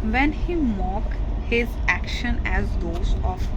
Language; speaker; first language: English; non-native, local second language; Hindi